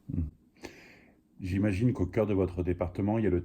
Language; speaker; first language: French; native; French